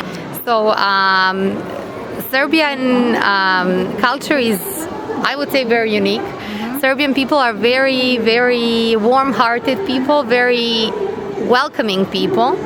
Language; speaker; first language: English; non-native, fluent; Serbian